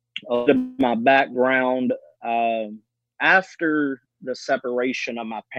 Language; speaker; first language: English; native; English